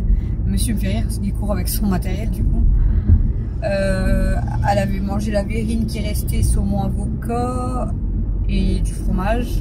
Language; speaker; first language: French; native; French